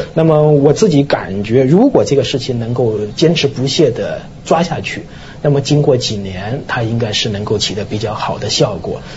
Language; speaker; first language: Chinese; native; Chinese